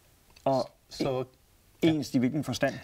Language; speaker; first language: Danish; native; Danish